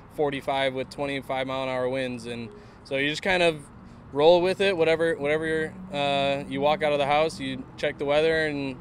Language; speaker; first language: English; native; English